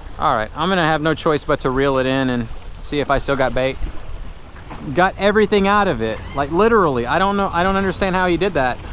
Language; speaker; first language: English; native; English